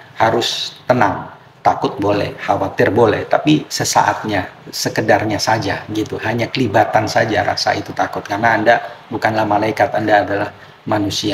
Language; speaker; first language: Indonesian; native; Indonesian